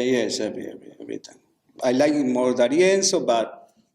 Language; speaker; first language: English; non-native, learner; Spanish